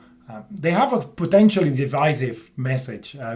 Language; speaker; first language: English; non-native, fluent; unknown